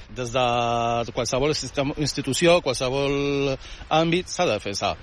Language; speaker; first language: Catalan; early bilingual, other home language; Arabic